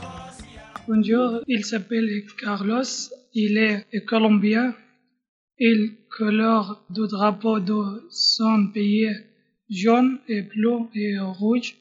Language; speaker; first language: French; non-native, learner; Spanish